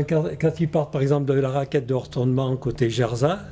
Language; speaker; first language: French; native; French